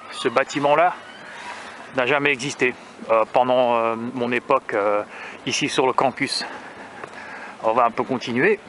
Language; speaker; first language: French; native; French